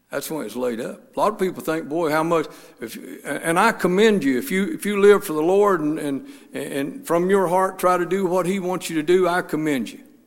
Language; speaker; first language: English; native; English